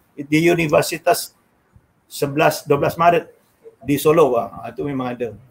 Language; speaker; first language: Malay; non-native, local second language; Javanese